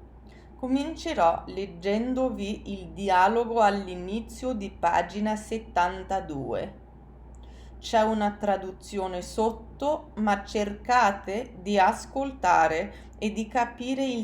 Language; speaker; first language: Italian; non-native, fluent; English